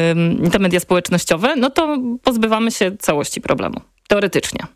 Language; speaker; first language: Polish; native; Polish